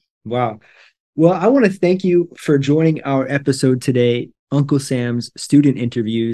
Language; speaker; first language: English; native; English